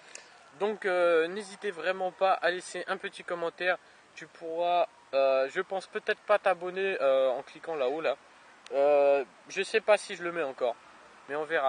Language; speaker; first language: French; native; French